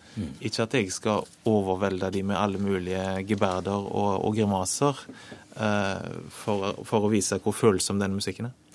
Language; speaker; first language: Norwegian; native; Norwegian